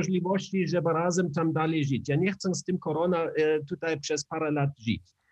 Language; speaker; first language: Polish; non-native, learner; German